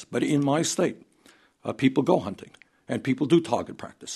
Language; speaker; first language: English; native; English